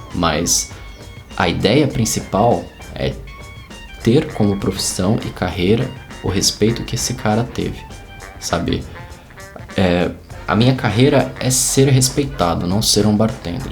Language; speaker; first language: Portuguese; native; Portuguese